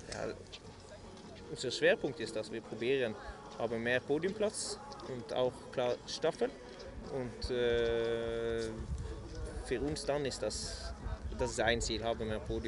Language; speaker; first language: German; non-native, learner; Norwegian